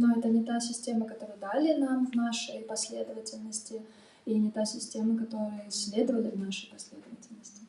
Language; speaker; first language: Russian; native; Russian